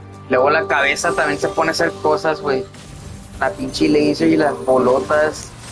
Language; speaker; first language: Spanish; native; Spanish